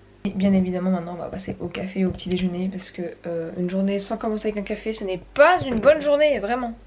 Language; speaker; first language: French; native; French